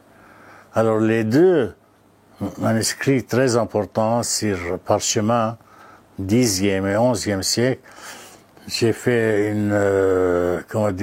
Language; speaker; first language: French; non-native, fluent; Arabic